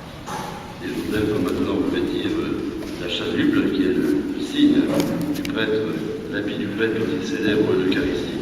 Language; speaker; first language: French; native; French